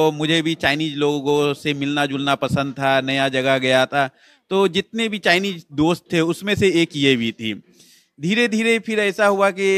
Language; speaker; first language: Hindi; native; Hindi